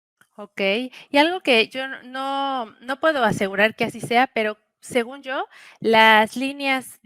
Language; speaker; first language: Spanish; native; Spanish